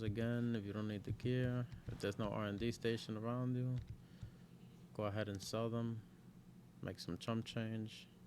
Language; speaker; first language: English; native; English